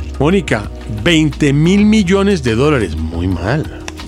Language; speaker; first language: Spanish; native; Spanish